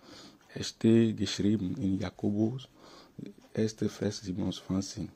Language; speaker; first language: German; non-native, fluent; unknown